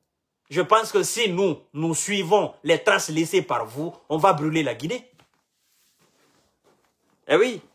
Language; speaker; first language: French; non-native, local second language; Mandingo